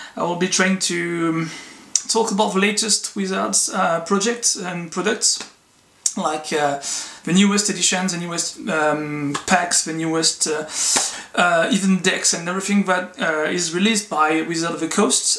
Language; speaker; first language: English; non-native, fluent; French